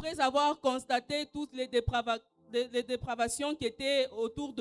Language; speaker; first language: French; non-native, local second language; Swahili